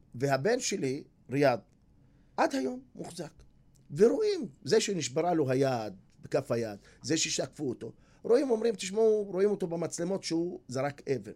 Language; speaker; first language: Hebrew; non-native, local second language; Arabic